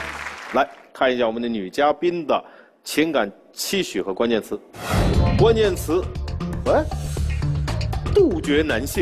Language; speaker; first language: Chinese; native; Chinese